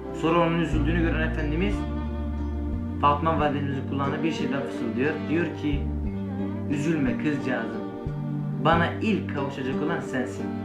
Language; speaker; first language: Turkish; native; Turkish